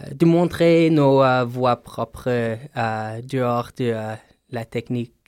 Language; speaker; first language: French; non-native, local second language; English